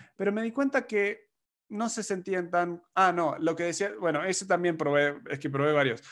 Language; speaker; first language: Spanish; non-native, fluent; English